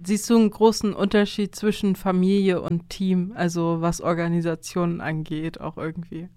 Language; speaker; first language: German; native; German